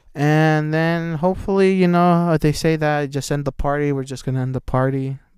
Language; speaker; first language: English; native; English